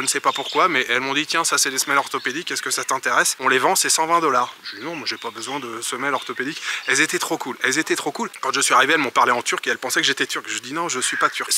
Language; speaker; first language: French; native; French